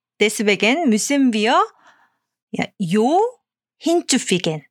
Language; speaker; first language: German; non-native, fluent; Korean